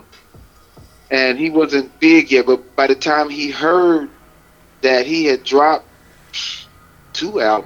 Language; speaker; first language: English; native; English